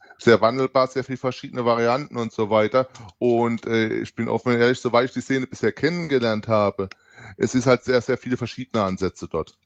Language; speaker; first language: German; native; German